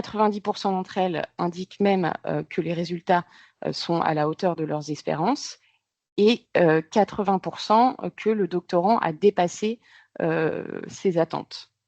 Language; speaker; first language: French; native; French